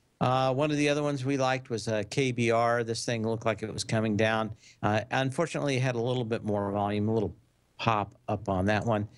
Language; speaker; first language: English; native; English